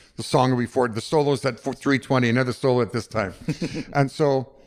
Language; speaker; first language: English; native; English